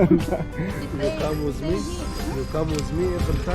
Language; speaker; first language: English; non-native, learner; Arabic